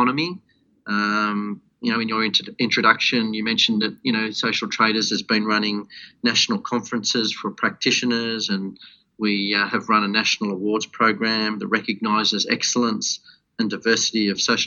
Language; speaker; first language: English; native; English